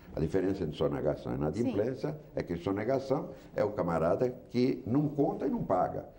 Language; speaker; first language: Portuguese; native; Portuguese